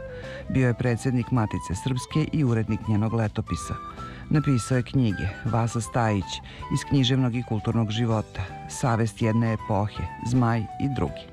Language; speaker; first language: Serbian; native; Serbian